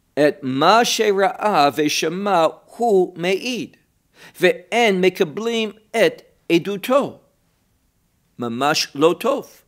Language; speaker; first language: Hebrew; non-native, fluent; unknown